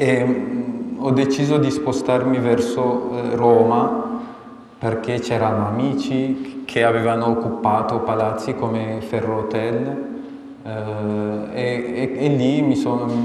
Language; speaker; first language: Italian; non-native, fluent; Amharic